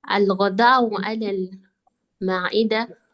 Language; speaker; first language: Arabic; non-native, learner; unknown